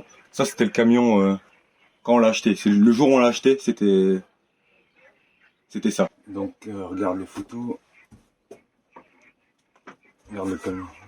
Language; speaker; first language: French; native; French